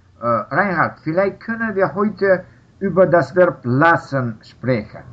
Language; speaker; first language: German; non-native, learner; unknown